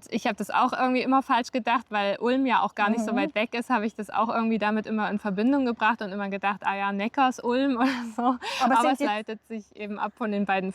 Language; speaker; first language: German; native; German